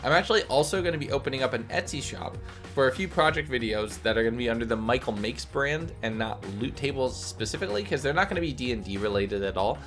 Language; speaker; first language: English; native; English